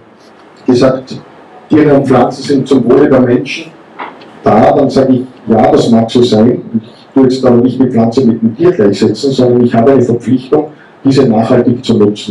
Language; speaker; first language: German; native; German